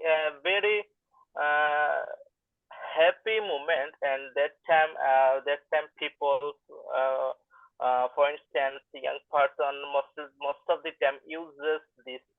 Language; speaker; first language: English; non-native, learner; Bangla